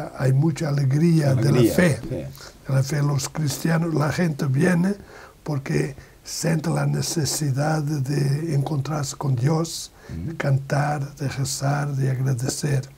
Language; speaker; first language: Spanish; non-native, learner; Portuguese